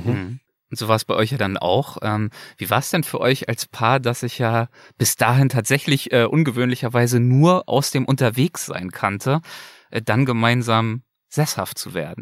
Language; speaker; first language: German; native; German